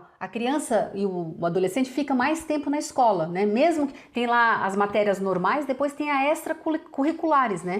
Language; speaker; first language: Portuguese; native; Portuguese